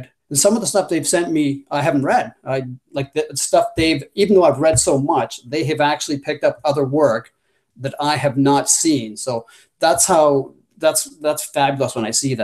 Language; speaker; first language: English; native; English